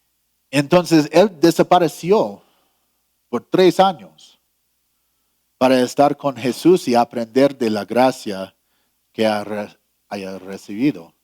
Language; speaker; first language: Spanish; non-native, fluent; English